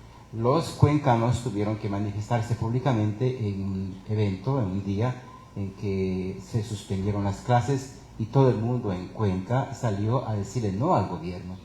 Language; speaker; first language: Spanish; native; Spanish